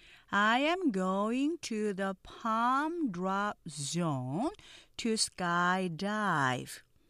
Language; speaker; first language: English; non-native, fluent; Korean